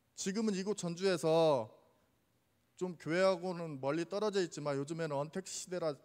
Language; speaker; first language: Korean; native; Korean